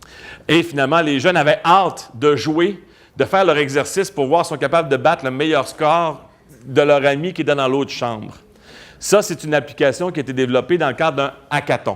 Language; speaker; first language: French; native; French